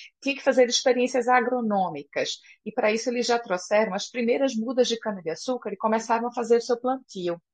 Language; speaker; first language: Portuguese; native; Portuguese